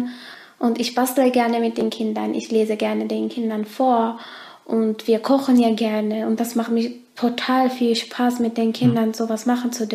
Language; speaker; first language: German; non-native, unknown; Turkish